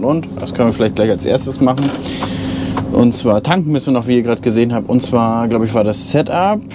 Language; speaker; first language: German; native; German